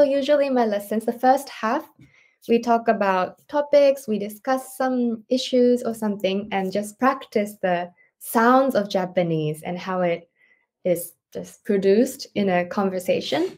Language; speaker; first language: English; non-native, fluent; Japanese